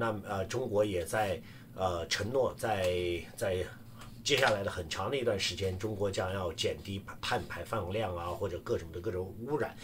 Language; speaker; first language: Chinese; native; Chinese